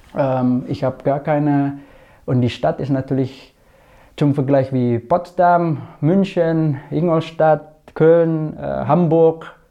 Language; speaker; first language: German; non-native, fluent; Indonesian